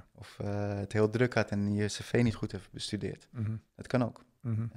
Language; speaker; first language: Dutch; native; Dutch